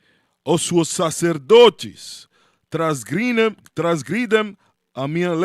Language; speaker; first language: Portuguese; non-native, learner; Spanish